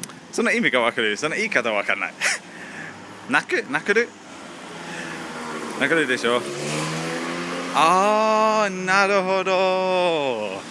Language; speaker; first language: Japanese; non-native, learner; English